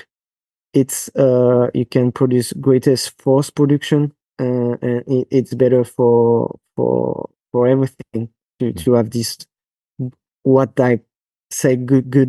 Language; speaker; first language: English; non-native, fluent; French